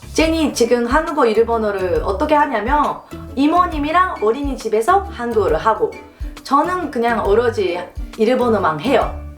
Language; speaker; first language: Korean; non-native, fluent; Japanese